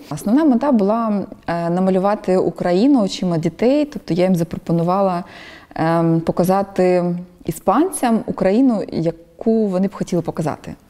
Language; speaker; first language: Ukrainian; native; Ukrainian